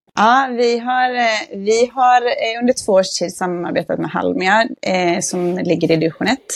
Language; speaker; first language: Swedish; native; Swedish